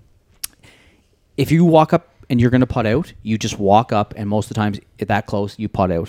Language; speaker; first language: English; native; English